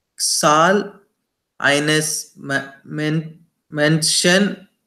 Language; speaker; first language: German; non-native, learner; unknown